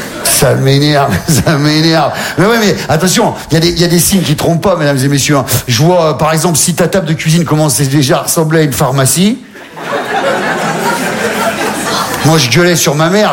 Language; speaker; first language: French; native; French